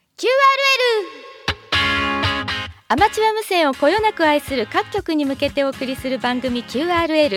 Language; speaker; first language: Japanese; native; Japanese